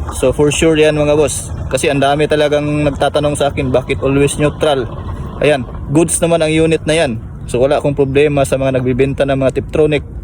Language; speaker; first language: Filipino; native; Filipino